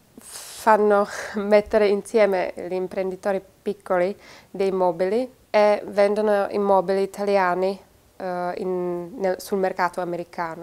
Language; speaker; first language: Italian; non-native, fluent; Czech